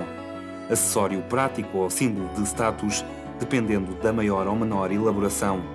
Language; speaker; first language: Portuguese; native; Portuguese